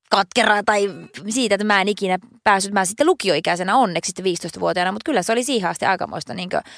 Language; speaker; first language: Finnish; native; Finnish